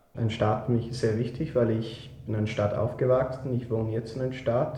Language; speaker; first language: German; non-native, fluent; English